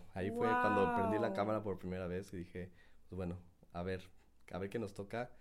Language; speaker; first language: Spanish; native; Spanish